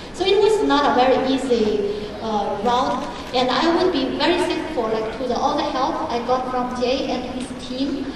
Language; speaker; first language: English; non-native, fluent; Chinese